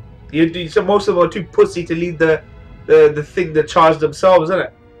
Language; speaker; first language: English; native; English